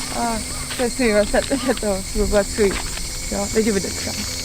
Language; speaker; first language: Japanese; non-native, learner; Polish